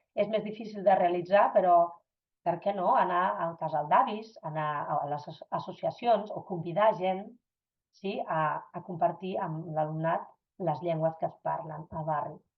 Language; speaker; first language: Catalan; non-native, fluent; German